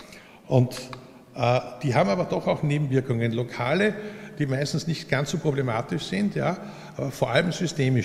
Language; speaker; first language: German; native; German